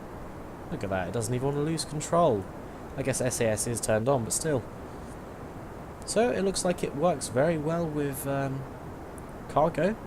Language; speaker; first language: English; native; English